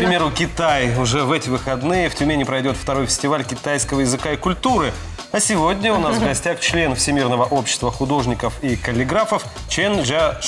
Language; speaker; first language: Russian; native; Russian